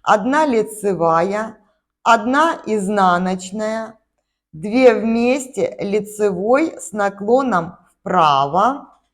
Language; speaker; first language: Russian; native; Russian